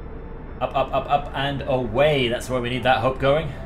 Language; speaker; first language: English; native; English